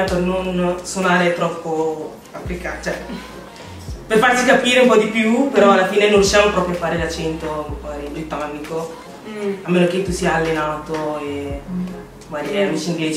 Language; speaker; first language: Italian; early bilingual, other home language; English